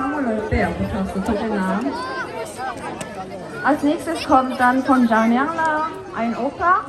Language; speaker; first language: German; non-native, learner; Tibetan